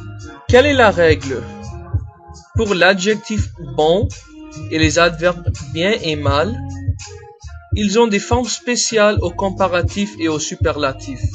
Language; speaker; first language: French; non-native, fluent; English